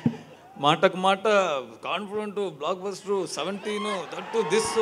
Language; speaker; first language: Telugu; non-native, learner; Tamil